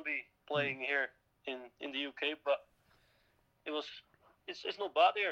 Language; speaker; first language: English; non-native, fluent; Dutch